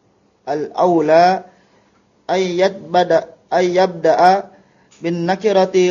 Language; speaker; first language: Arabic; non-native, learner; Indonesian